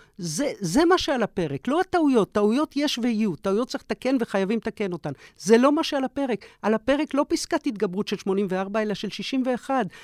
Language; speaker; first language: Hebrew; early bilingual, other home language; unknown